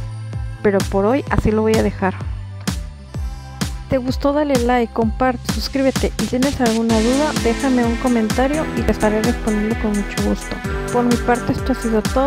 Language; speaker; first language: Spanish; native; Spanish